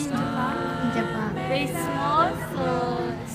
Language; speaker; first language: English; non-native, learner; Japanese